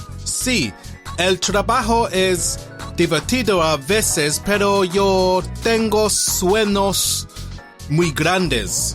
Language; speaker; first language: Spanish; non-native, learner; English